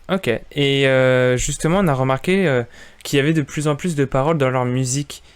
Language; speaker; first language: French; native; French